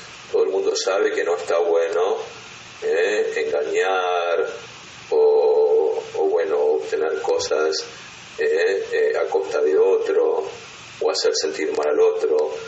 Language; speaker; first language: Spanish; native; Spanish